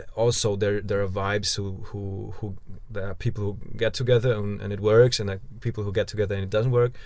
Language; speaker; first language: English; non-native, fluent; German